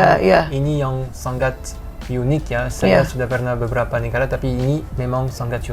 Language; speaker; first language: Indonesian; non-native, fluent; French